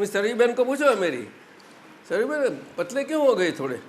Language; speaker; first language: Hindi; non-native, local second language; Gujarati